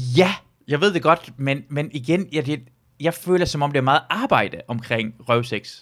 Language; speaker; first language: Danish; early bilingual, other home language; Persian